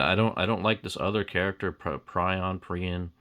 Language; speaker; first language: English; native; English